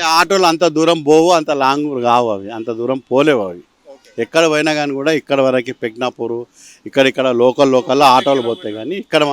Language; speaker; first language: Telugu; native; Telugu